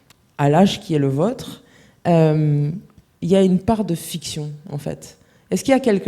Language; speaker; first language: French; native; French